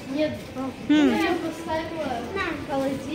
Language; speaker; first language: Russian; early bilingual, other home language; Azerbaijani